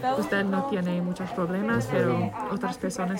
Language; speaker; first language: Spanish; non-native, fluent; English